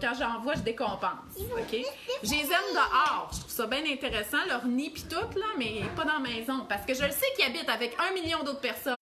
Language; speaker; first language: French; native; French